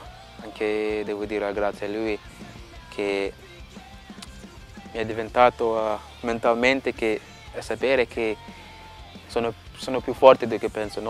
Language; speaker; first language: Italian; non-native, fluent; Portuguese